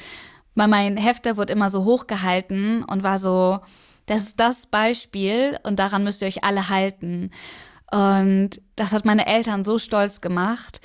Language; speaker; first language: German; early bilingual, other home language; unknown